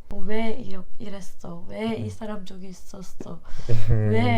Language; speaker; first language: Korean; non-native, learner; Turkish